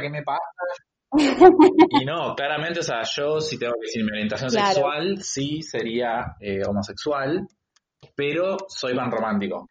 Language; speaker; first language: Spanish; native; Spanish